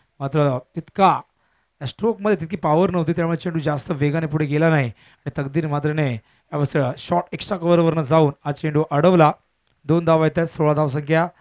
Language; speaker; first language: Marathi; native; Marathi